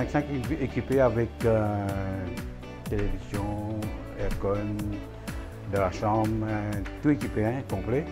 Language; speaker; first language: French; non-native, local second language; Morisyen